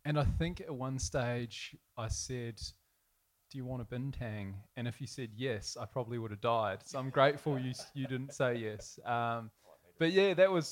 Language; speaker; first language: English; native; English